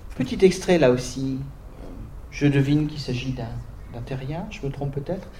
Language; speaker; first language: French; native; French